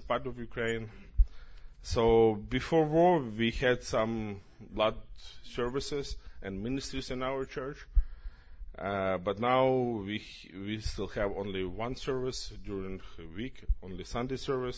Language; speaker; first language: English; non-native, learner; Ukrainian